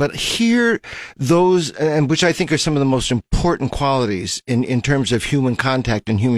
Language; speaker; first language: English; native; English